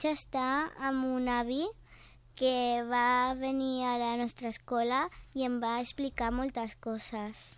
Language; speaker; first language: Catalan; non-native, local second language; Spanish